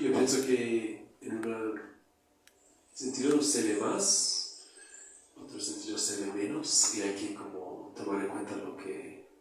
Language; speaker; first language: Spanish; non-native, fluent; English